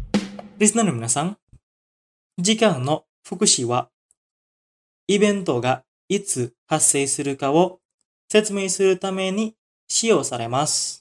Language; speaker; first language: Japanese; non-native, fluent; Indonesian